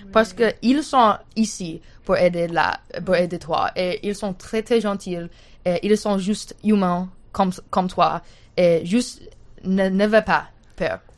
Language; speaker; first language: French; non-native, learner; English